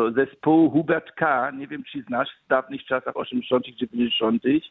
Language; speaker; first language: Polish; early bilingual, other home language; German